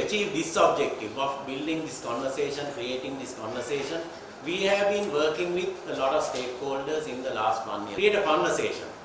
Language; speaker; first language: English; non-native, local second language; Sinhala